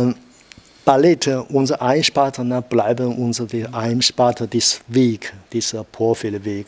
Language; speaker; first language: German; non-native, learner; Chinese